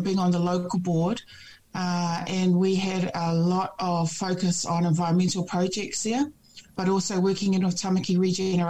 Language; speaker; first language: English; native; English